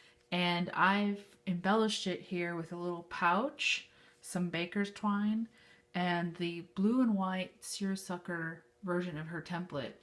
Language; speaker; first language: English; native; English